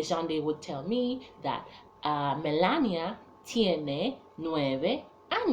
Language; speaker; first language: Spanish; non-native, fluent; English